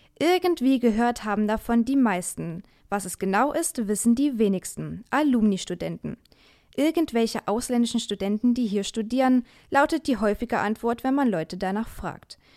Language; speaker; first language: German; native; German